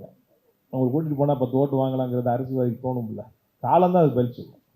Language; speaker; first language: Tamil; native; Tamil